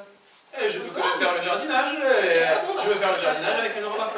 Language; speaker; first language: French; native; French